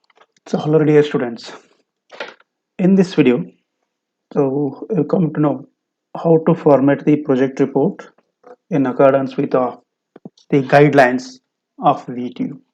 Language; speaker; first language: English; non-native, local second language; Kannada